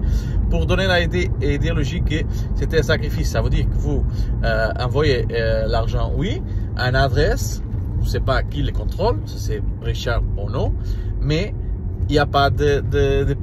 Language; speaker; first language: French; non-native, learner; Portuguese